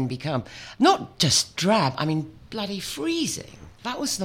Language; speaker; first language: English; native; English